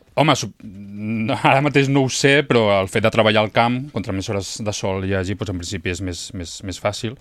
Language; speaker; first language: Catalan; native; Catalan